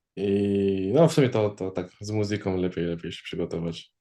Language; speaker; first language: Polish; early bilingual, heritage; Polish